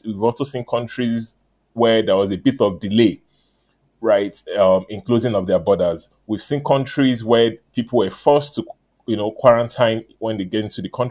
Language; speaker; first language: English; non-native, local second language; Yoruba